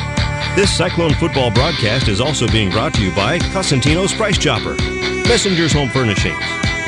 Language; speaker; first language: English; native; English